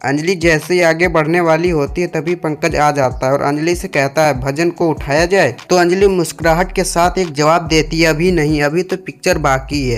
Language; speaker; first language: Hindi; native; Hindi